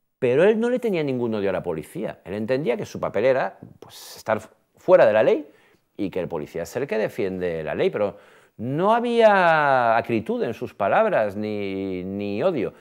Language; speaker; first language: Spanish; native; Spanish